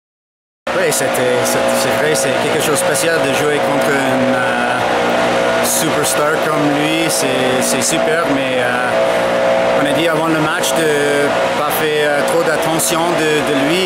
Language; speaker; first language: French; non-native, fluent; English